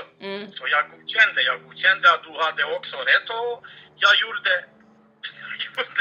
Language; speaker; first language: Swedish; non-native, fluent; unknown